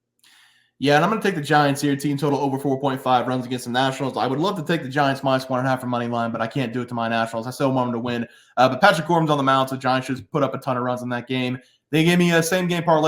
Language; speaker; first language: English; native; English